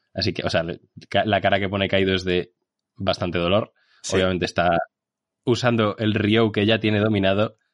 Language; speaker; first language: Spanish; native; Spanish